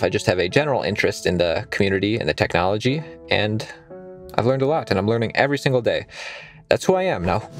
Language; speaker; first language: English; native; English